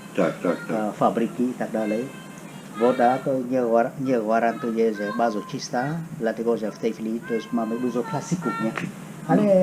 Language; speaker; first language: Polish; non-native, fluent; Khmer